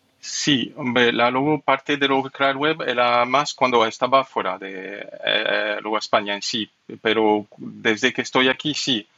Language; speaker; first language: Spanish; non-native, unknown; French